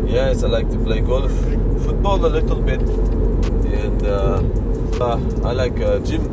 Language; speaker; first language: English; non-native, learner; Russian